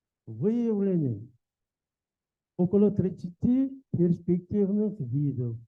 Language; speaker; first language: Russian; native; Russian